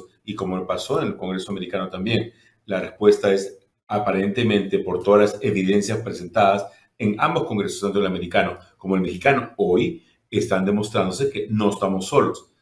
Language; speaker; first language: Spanish; native; Spanish